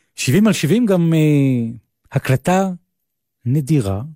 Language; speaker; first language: Hebrew; native; Hebrew